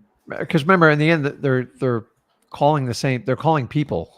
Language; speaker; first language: English; native; English